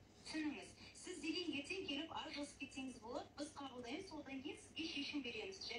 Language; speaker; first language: Kazakh; non-native, local second language; Russian